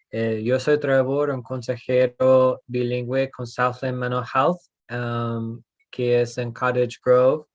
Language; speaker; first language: Spanish; non-native, fluent; English